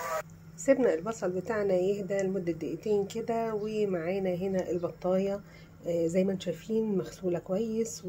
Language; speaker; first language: Arabic; native; Arabic